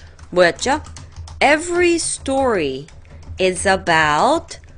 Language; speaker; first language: English; non-native, fluent; Korean